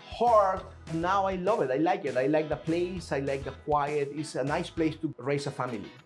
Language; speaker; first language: English; non-native, learner; Spanish